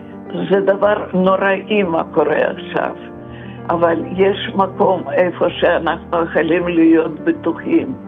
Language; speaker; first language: Hebrew; non-native, fluent; Russian